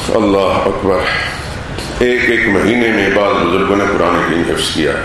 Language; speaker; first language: Urdu; native; Urdu